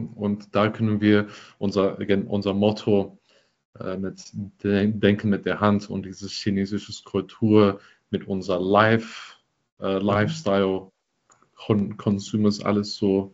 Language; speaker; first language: German; non-native, fluent; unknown